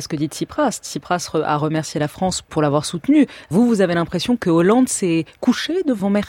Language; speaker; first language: French; native; French